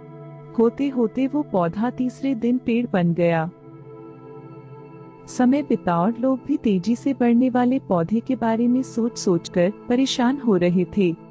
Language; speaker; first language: Hindi; native; Hindi